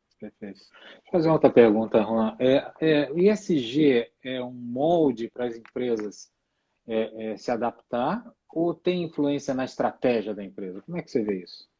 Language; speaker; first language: Portuguese; native; Portuguese